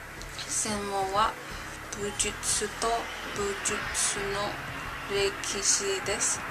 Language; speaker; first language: Japanese; non-native, learner; English